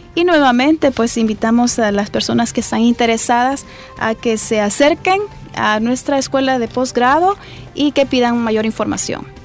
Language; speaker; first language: Spanish; native; Spanish